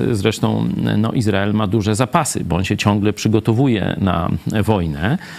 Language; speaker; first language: Polish; native; Polish